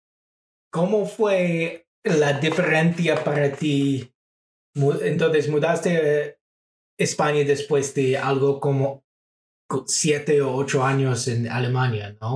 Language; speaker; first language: Spanish; non-native, fluent; English